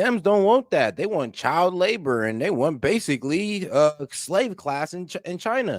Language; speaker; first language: English; native; English